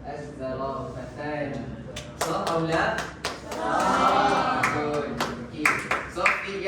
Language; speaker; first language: Arabic; non-native, fluent; Malay